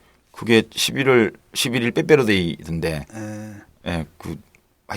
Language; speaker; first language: Korean; native; Korean